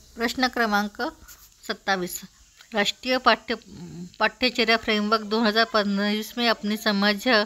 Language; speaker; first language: Hindi; non-native, local second language; Marathi